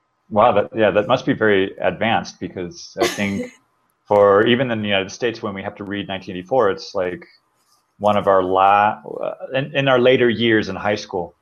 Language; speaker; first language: English; native; English